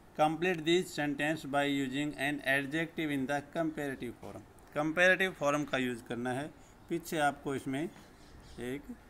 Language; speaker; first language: Hindi; native; Hindi